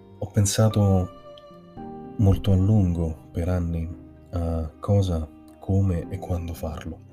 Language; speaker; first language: Italian; native; Italian